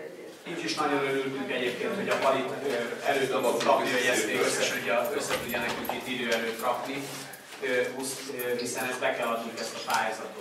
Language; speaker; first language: Hungarian; native; Hungarian